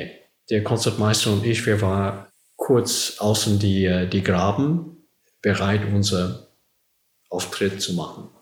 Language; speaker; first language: German; non-native, learner; English